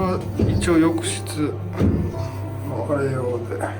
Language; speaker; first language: Japanese; native; Japanese